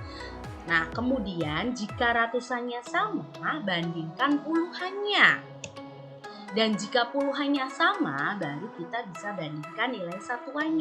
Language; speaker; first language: Indonesian; native; Indonesian